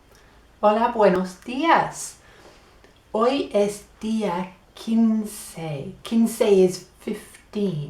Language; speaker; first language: Spanish; non-native, fluent; English